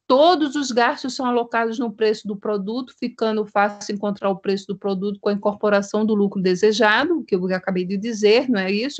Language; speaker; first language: Portuguese; native; Portuguese